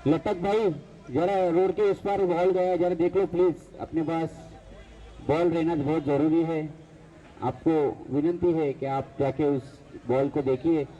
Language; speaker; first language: Hindi; non-native, local second language; Marathi